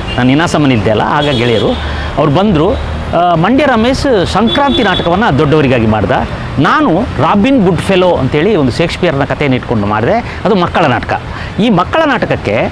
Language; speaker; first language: Kannada; native; Kannada